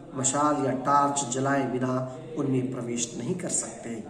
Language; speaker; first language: Hindi; non-native, local second language; Kannada